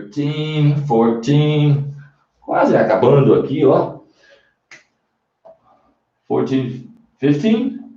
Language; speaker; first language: Portuguese; non-native, fluent; English